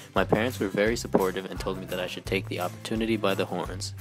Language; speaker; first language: English; native; English